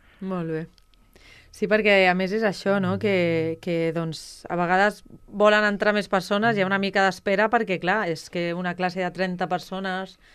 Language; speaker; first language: Catalan; non-native, local second language; Spanish